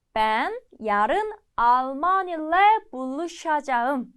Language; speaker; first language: Turkish; non-native, fluent; Korean